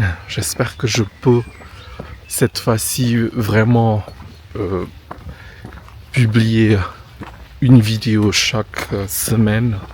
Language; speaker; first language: French; non-native, fluent; Indonesian